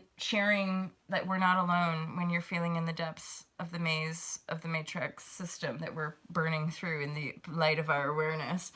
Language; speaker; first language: English; native; English